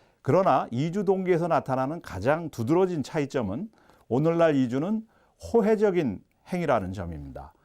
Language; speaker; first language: Korean; native; Korean